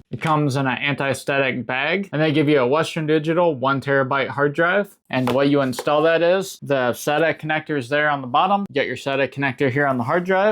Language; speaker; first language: English; native; English